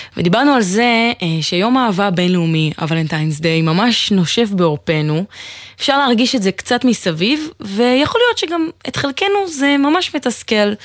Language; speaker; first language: Hebrew; native; Hebrew